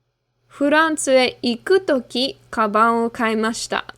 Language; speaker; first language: Japanese; non-native, fluent; English